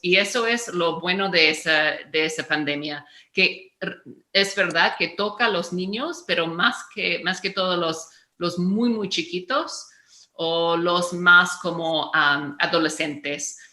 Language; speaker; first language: Spanish; non-native, fluent; English